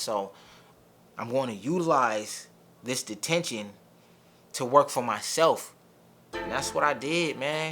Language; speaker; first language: English; early bilingual, other home language; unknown